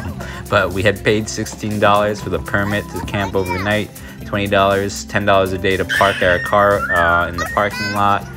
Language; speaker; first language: English; native; English